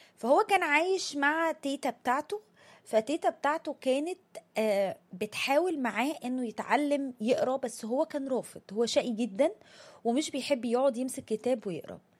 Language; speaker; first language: Egyptian Arabic; native; Egyptian Arabic